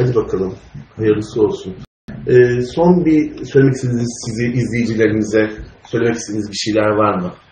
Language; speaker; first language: Turkish; native; Turkish